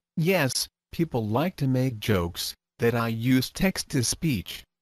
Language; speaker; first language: English; native; English